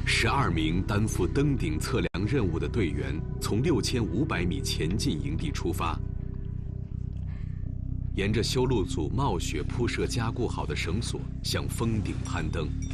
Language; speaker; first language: Chinese; native; Chinese